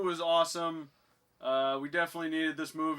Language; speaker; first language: English; native; English